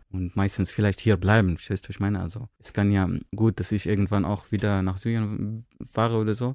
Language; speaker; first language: German; non-native, fluent; Arabic